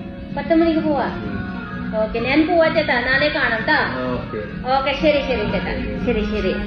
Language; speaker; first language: Malayalam; non-native, learner; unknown